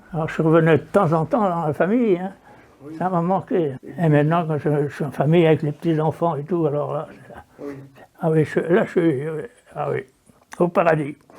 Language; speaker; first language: French; native; French